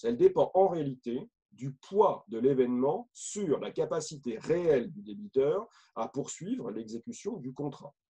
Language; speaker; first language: French; native; French